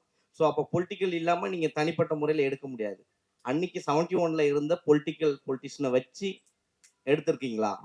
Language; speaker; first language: Tamil; native; Tamil